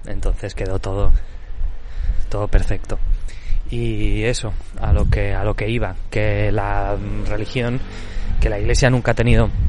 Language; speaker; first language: Spanish; non-native, local second language; Catalan